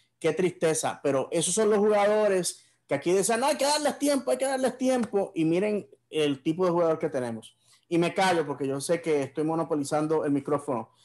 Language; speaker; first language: Spanish; native; Spanish